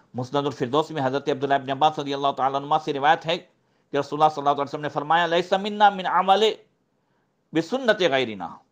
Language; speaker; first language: Hindi; native; Hindi